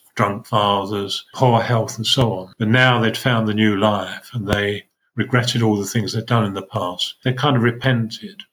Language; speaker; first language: English; native; English